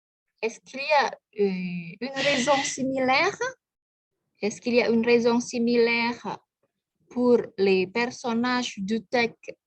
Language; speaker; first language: French; non-native, fluent; Indonesian